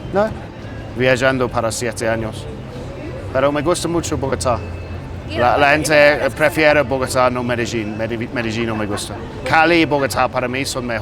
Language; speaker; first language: Spanish; non-native, learner; English